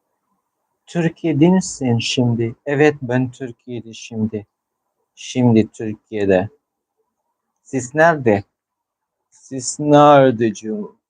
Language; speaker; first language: Turkish; non-native, learner; Filipino